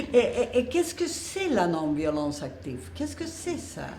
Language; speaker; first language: French; non-native, fluent; Spanish